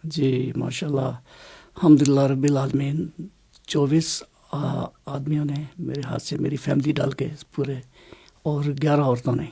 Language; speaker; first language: Urdu; non-native, local second language; Punjabi